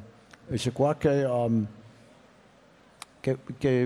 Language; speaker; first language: French; non-native, learner; English